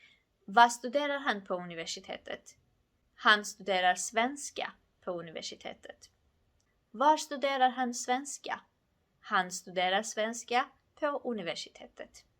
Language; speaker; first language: Swedish; non-native, fluent; Georgian